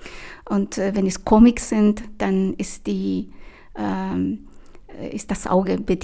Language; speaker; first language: German; non-native, fluent; Spanish